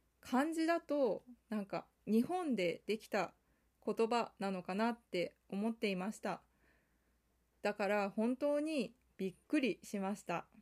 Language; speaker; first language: Japanese; non-native, fluent; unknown